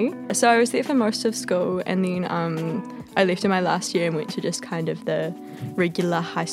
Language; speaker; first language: English; native; English